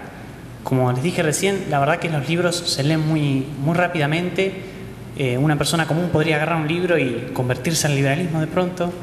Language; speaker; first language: Spanish; native; Spanish